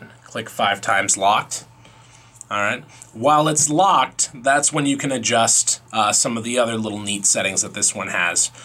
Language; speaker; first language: English; native; English